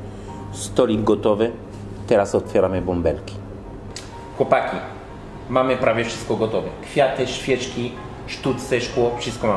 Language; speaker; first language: Polish; non-native, learner; French